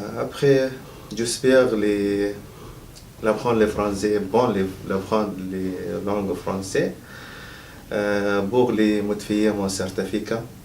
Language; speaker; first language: French; non-native, learner; Arabic